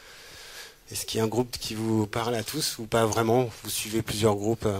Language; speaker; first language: French; native; French